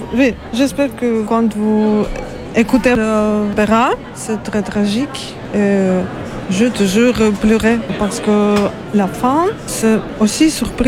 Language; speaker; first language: French; non-native, learner; Ukrainian